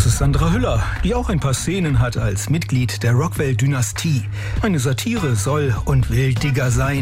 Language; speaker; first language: German; native; German